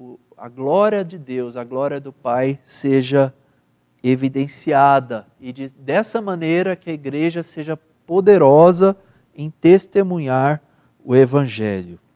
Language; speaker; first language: Portuguese; native; Portuguese